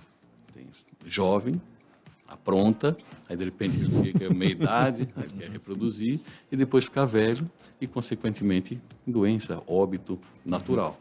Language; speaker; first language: Portuguese; native; Portuguese